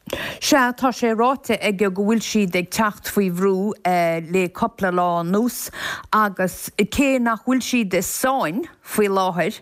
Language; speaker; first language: Irish; native; Irish